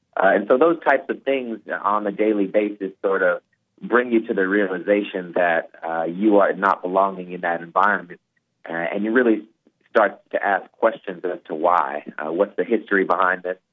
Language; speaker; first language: English; native; English